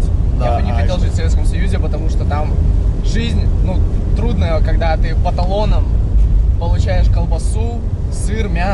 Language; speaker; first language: Russian; native; Russian